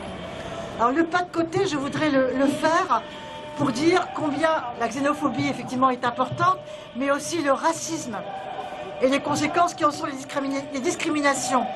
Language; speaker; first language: French; native; French